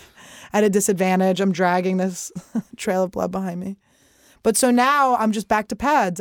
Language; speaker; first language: English; native; English